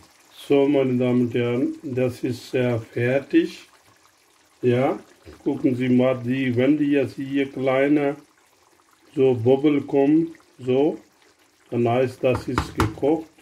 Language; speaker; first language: German; non-native, learner; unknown